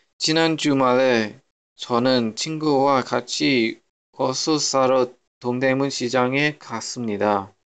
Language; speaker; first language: Korean; non-native, learner; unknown